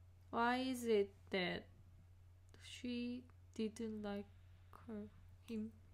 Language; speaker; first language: English; non-native, learner; Korean